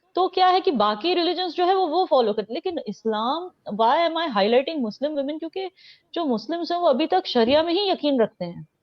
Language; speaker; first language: Hindi; non-native, local second language; Kashmiri